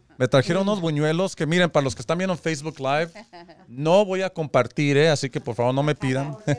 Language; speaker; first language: Spanish; early bilingual, heritage; Spanish